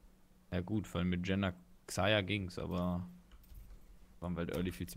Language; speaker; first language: German; native; German